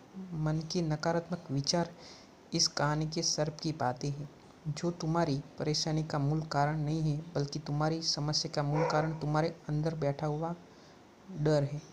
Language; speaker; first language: Hindi; native; Hindi